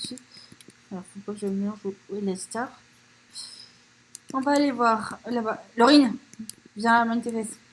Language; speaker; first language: French; native; French